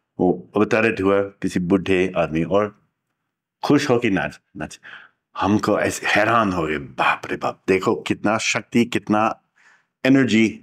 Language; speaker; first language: Hindi; non-native, fluent; English